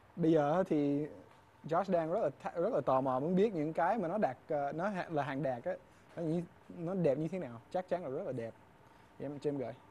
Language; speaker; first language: Vietnamese; non-native, fluent; English